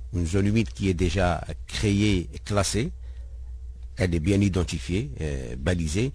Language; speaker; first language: French; non-native, local second language; Arabic